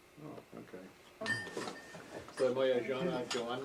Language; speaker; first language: Polish; early bilingual, heritage; Polish